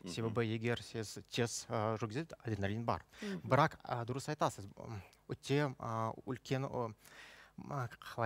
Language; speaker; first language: Kazakh; non-native, local second language; Russian